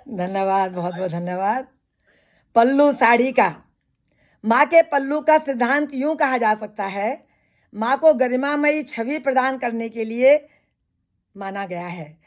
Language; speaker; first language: Hindi; native; Hindi